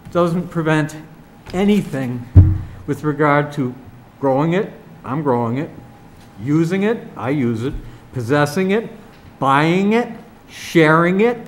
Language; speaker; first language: English; native; English